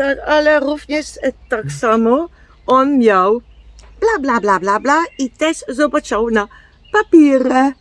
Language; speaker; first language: Polish; non-native, learner; Dutch